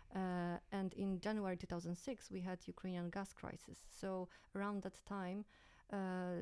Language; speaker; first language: English; non-native, fluent; Polish